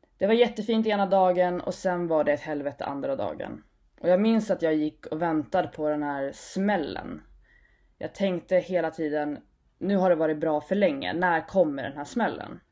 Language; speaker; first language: Swedish; native; Swedish